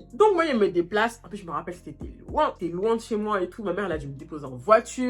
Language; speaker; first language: French; native; French